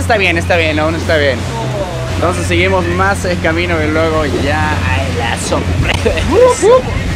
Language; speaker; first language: Spanish; non-native, fluent; German